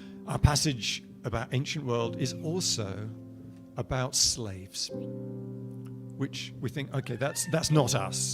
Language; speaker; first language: English; native; English